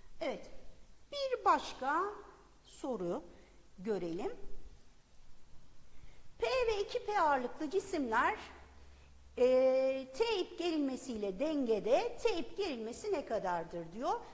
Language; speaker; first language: Turkish; native; Turkish